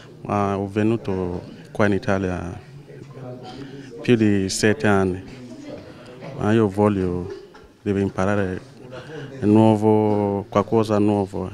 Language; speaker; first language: Italian; non-native, learner; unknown